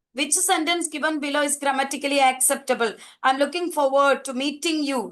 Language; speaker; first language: English; non-native, local second language; Malayalam